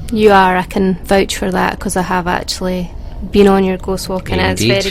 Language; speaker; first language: English; native; English